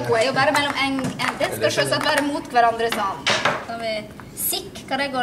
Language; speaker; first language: Norwegian; native; Norwegian